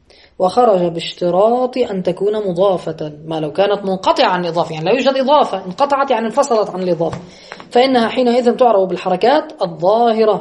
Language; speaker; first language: Arabic; native; Arabic